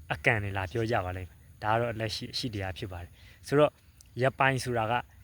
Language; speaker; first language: Burmese; non-native, local second language; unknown